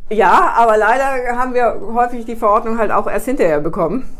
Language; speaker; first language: German; native; German